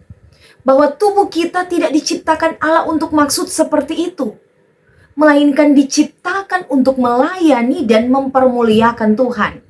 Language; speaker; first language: Indonesian; native; Indonesian